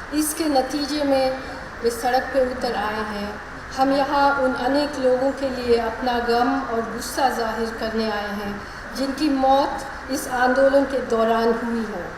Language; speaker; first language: Hindi; non-native, local second language; Malayalam